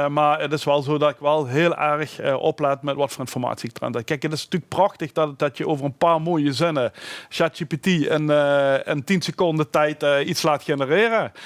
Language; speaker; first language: Dutch; native; Dutch